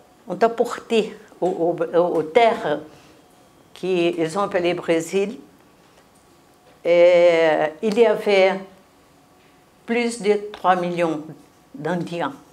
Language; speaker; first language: French; non-native, fluent; Portuguese